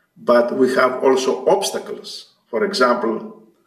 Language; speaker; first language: English; non-native, fluent; Greek